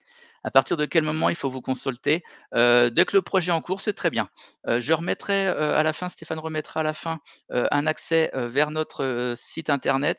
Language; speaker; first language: French; native; French